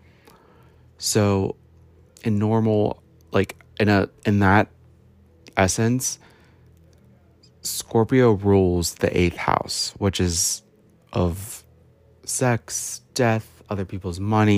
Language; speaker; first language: English; native; English